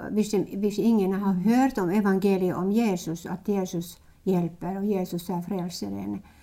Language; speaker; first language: Norwegian; non-native, fluent; Finnish